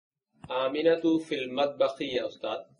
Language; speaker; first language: Arabic; non-native, learner; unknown